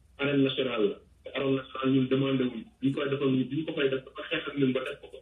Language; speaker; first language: Wolof; native; Wolof